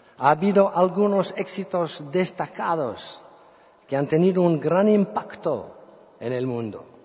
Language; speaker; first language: Spanish; non-native, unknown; English